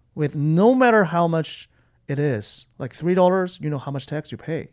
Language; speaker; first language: English; non-native, fluent; Chinese